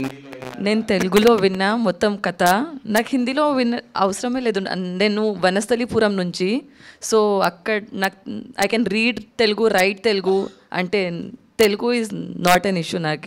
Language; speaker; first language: Telugu; non-native, local second language; Hindi